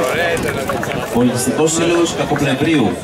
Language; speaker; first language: Greek; native; Greek